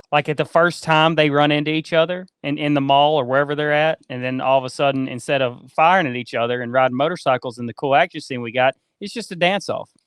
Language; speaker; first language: English; native; English